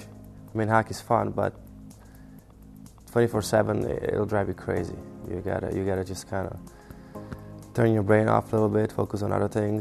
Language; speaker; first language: English; non-native, fluent; Czech